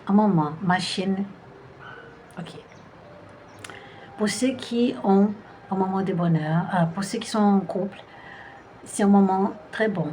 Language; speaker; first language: French; non-native, fluent; Portuguese